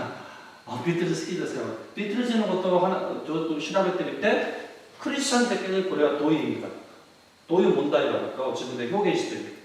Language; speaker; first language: Japanese; non-native, fluent; Korean